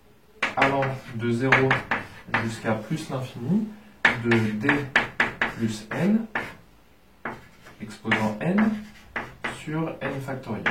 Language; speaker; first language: French; native; French